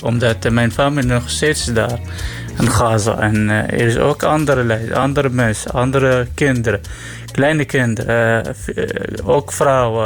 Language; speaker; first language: Dutch; non-native, learner; Arabic